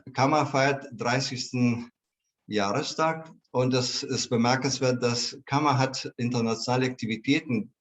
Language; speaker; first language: German; non-native, fluent; Russian